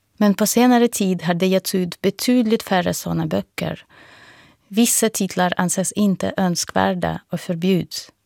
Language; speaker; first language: Swedish; non-native, fluent; Russian